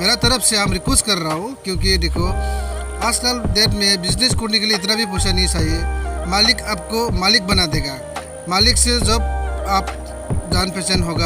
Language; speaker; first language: Hindi; non-native, local second language; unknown